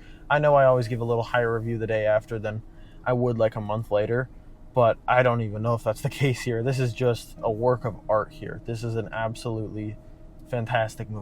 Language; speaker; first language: English; native; English